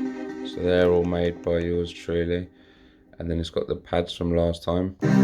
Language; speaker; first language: English; native; English